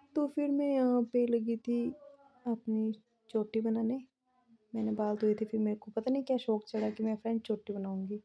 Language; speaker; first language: Hindi; native; Hindi